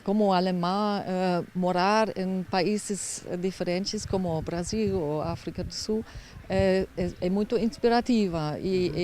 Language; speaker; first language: Portuguese; non-native, fluent; German